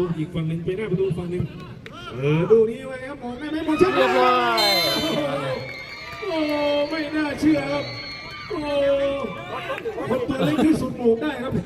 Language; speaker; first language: Thai; native; Thai